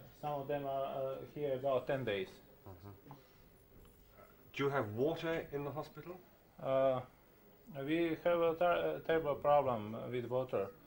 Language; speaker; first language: English; non-native, local second language; Croatian